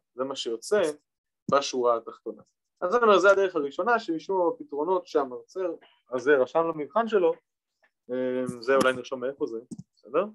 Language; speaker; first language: Hebrew; native; Hebrew